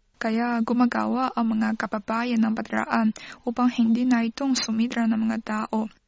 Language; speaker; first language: Filipino; non-native, learner; Chinese